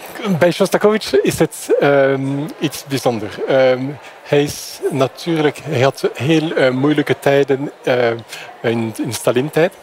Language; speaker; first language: Dutch; non-native, fluent; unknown